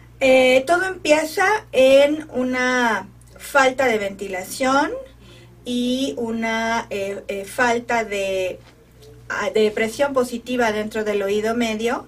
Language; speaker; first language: Spanish; native; Spanish